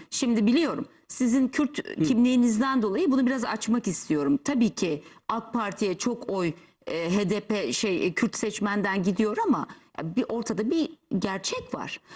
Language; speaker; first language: Turkish; native; Turkish